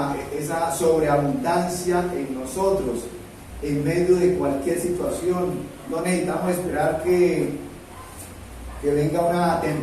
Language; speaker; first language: Spanish; native; Spanish